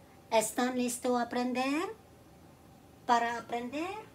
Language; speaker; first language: Spanish; non-native, learner; Korean